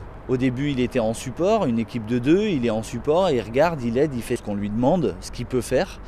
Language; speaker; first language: French; native; French